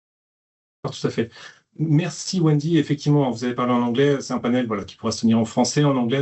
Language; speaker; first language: French; native; French